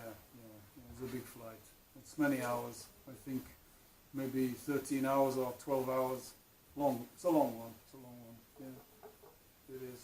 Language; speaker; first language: English; non-native, fluent; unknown